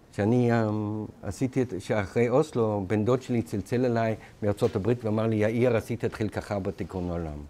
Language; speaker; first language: Hebrew; non-native, fluent; German